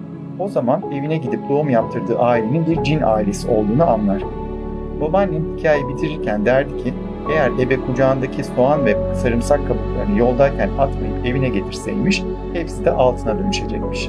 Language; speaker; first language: Turkish; native; Turkish